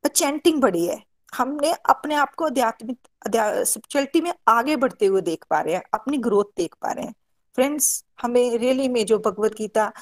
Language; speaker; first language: Hindi; native; Hindi